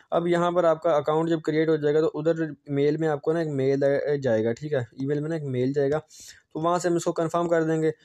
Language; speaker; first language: Hindi; native; Hindi